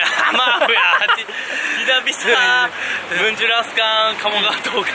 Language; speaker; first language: Indonesian; non-native, learner; Japanese